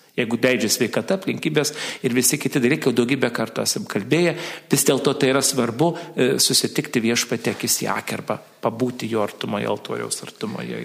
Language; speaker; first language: Lithuanian; native; Lithuanian